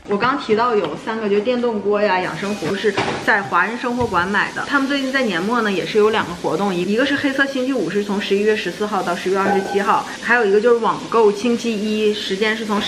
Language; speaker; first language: Chinese; native; Chinese